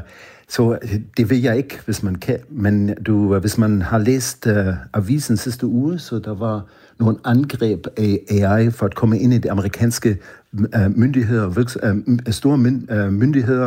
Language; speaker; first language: Danish; non-native, fluent; German